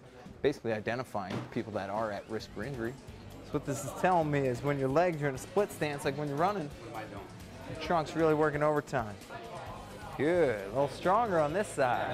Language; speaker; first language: English; native; English